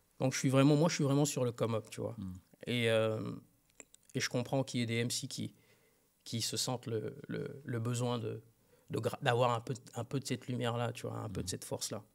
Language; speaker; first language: French; native; French